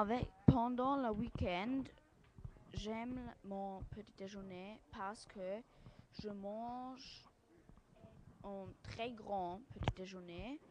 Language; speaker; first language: French; non-native, learner; English